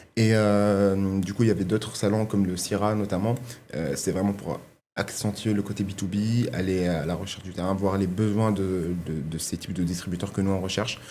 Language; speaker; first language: French; non-native, local second language; Arabic